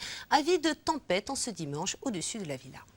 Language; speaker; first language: French; native; French